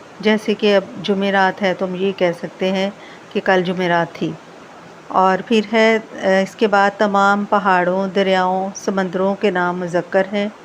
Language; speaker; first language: Urdu; native; Urdu